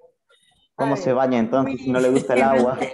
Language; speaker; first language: Spanish; native; Spanish